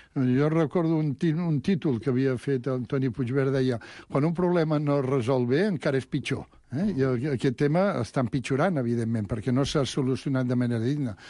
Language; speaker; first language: Catalan; native; Catalan